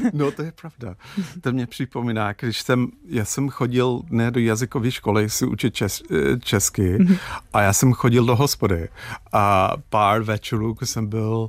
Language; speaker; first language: Czech; non-native, fluent; English